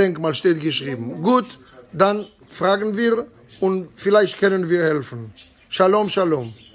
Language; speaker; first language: German; non-native, fluent; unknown